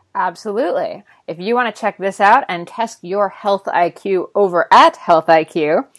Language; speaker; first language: English; native; English